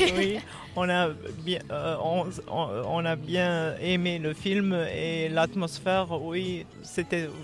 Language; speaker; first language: French; non-native, fluent; Serbian